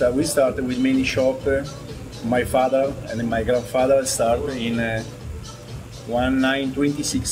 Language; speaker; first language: English; non-native, learner; Italian